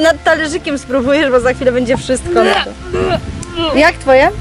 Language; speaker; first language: Polish; native; Polish